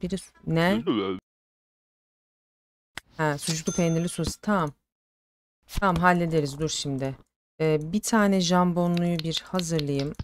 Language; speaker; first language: Turkish; native; Turkish